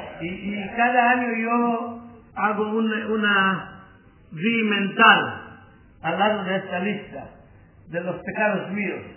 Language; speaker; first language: Spanish; non-native, learner; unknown